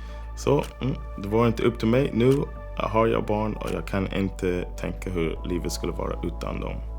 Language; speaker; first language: Swedish; non-native, fluent; English